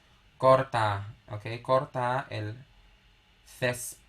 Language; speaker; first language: Spanish; non-native, fluent; Filipino